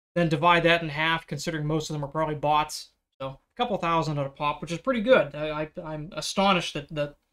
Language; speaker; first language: English; native; English